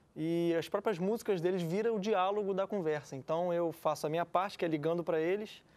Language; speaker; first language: Portuguese; native; Portuguese